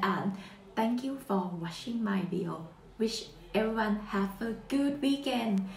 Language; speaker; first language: English; non-native, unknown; Thai